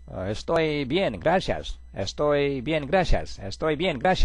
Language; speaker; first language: Spanish; non-native, fluent; Korean